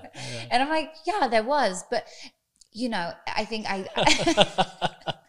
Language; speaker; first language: English; native; English